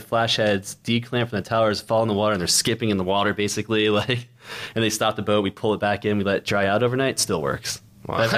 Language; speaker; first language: English; native; English